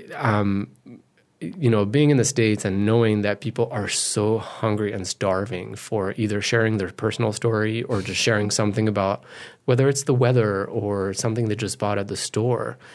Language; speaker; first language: English; non-native, fluent; French